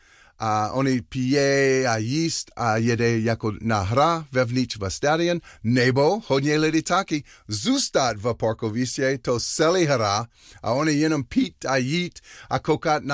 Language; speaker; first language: Czech; non-native, learner; English